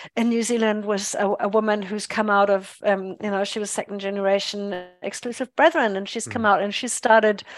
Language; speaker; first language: English; non-native, fluent; German